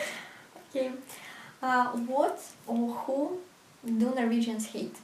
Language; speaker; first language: English; non-native, learner; Russian